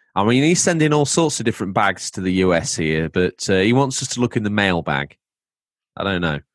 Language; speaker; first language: English; native; English